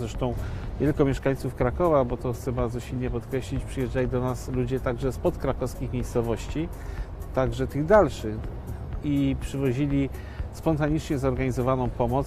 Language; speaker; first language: Polish; native; Polish